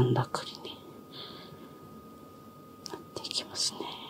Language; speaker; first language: Japanese; native; Japanese